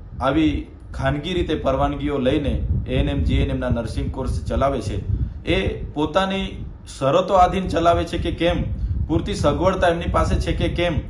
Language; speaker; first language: Gujarati; non-native, local second language; Vasavi